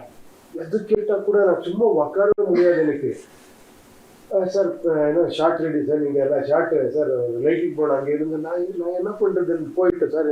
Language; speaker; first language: Tamil; non-native, learner; Kannada